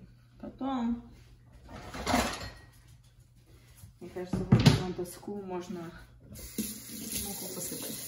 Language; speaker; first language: Russian; early bilingual, heritage; Russian